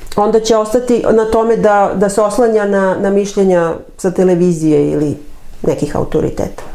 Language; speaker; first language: Serbian; native; Serbian